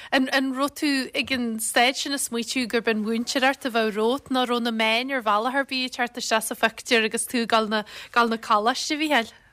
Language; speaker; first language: Irish; native; Irish